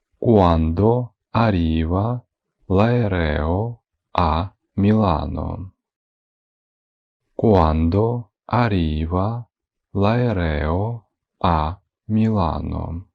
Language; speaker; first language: Italian; non-native, fluent; Ukrainian